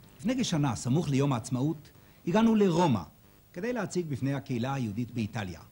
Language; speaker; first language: Hebrew; native; Hebrew